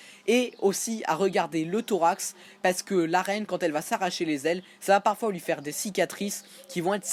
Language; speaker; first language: French; native; French